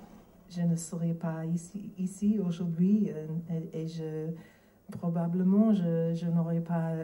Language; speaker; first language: French; non-native, learner; English